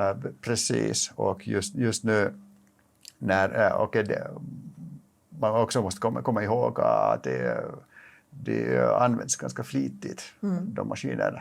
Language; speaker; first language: Swedish; non-native, local second language; Finnish